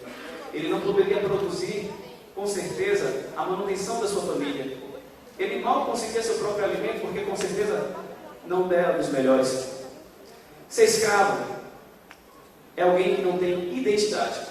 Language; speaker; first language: Portuguese; native; Portuguese